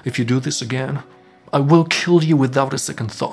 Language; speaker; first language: English; non-native, fluent; Polish